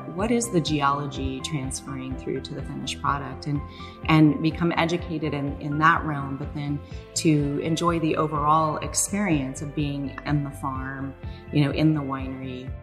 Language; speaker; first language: English; native; English